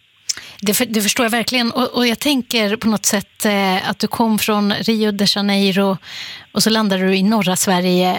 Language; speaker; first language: Swedish; native; Swedish